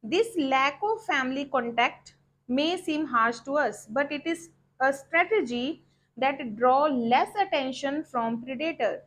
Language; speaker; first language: English; non-native, local second language; Punjabi